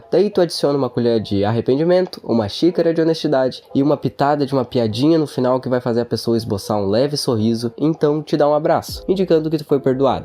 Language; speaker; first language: Portuguese; native; Portuguese